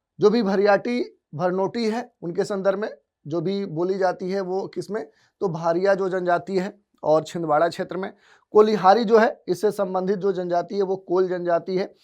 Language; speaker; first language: Hindi; native; Hindi